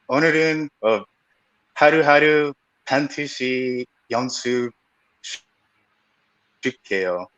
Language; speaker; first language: Korean; non-native, learner; English